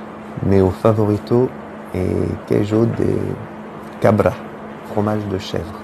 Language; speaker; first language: Portuguese; non-native, fluent; French